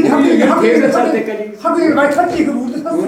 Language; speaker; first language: Korean; native; Korean